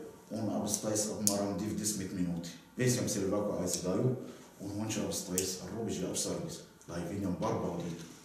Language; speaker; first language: Latvian; non-native, learner; Arabic